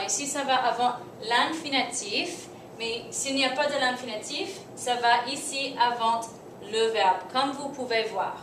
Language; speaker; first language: French; non-native, fluent; English